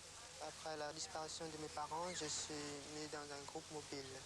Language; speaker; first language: French; non-native, local second language; Khmer